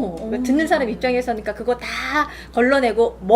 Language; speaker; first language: Korean; native; Korean